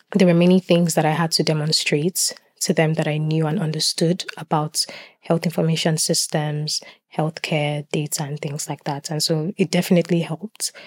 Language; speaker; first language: English; non-native, local second language; Yoruba